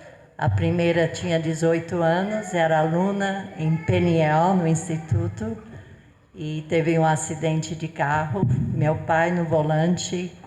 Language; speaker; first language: Portuguese; non-native, fluent; English